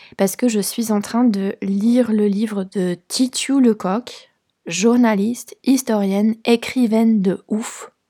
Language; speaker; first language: French; non-native, fluent; Polish